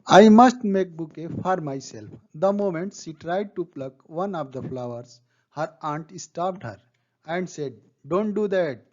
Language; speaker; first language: English; non-native, local second language; Hindi